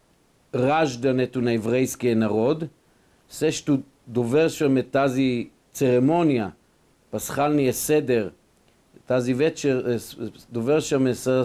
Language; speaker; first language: Bulgarian; non-native, fluent; Hebrew